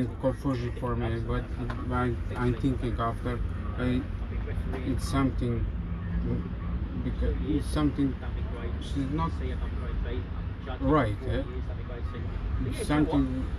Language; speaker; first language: English; non-native, learner; Romanian